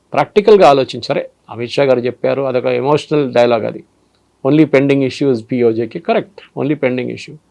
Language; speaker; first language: Telugu; non-native, fluent; Malayalam